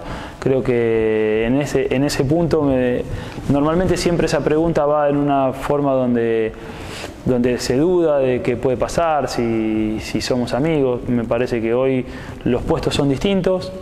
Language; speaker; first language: Spanish; native; Spanish